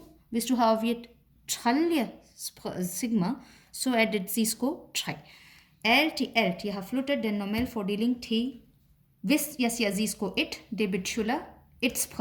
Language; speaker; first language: Danish; non-native, fluent; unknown